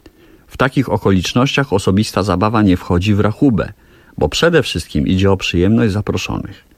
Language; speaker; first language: Polish; native; Polish